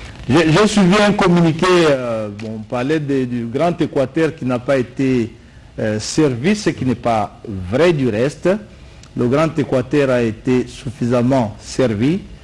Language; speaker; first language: French; non-native, local second language; Luba-Lulua